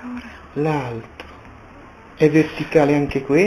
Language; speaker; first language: Italian; native; Italian